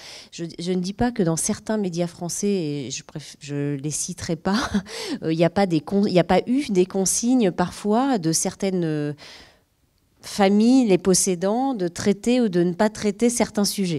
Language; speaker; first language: French; native; French